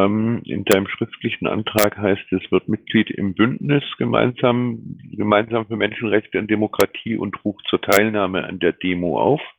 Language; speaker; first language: German; native; German